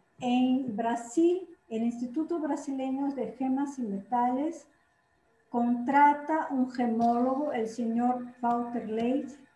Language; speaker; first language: Spanish; non-native, fluent; Portuguese